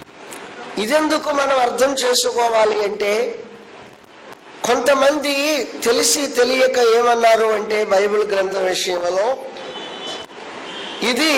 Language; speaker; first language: Telugu; native; Telugu